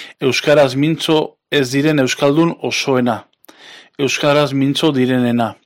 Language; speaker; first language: Basque; native; Basque